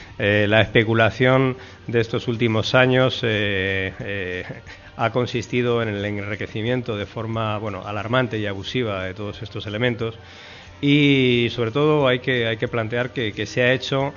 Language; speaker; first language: Spanish; native; Spanish